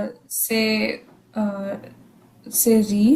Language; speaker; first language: French; non-native, learner; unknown